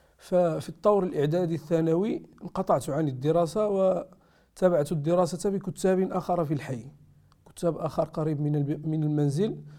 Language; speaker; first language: Arabic; native; Arabic